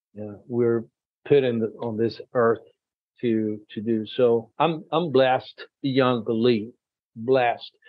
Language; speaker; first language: English; non-native, fluent; Spanish